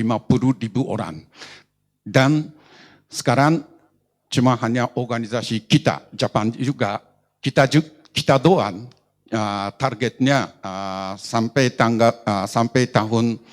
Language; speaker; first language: Indonesian; non-native, learner; Japanese